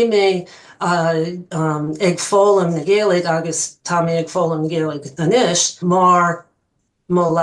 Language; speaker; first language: Irish; non-native, learner; English